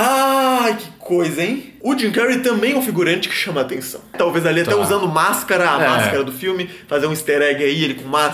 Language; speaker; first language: Portuguese; native; Portuguese